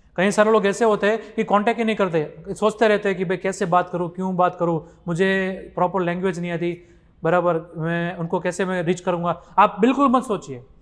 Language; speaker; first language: Hindi; non-native, local second language; Gujarati